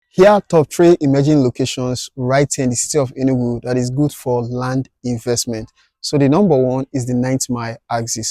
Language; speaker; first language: English; non-native, local second language; Igbo